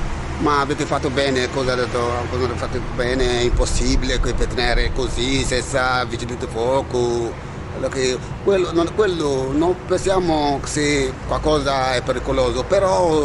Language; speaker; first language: Italian; non-native, learner; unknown